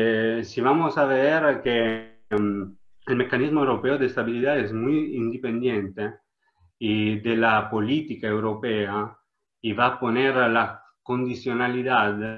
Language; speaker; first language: Spanish; non-native, learner; Italian